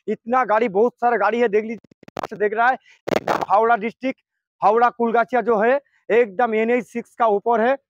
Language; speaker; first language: Hindi; non-native, local second language; Bangla